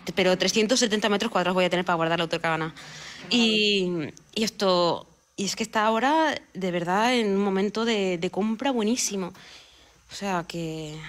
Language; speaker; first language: Spanish; native; Spanish